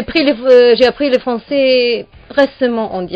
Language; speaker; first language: French; non-native, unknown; Serbian